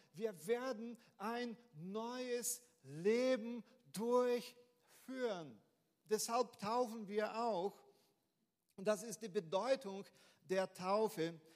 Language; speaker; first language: German; non-native, fluent; Portuguese